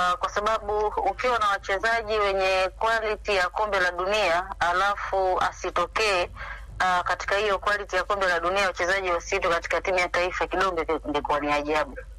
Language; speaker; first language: Swahili; non-native, local second language; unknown